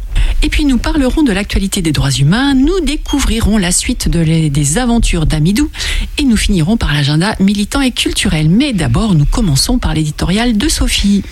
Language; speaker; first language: French; native; French